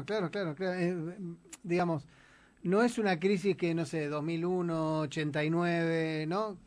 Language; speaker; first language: Spanish; native; Spanish